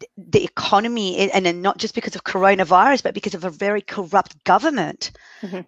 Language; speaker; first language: English; early bilingual, other home language; Arabic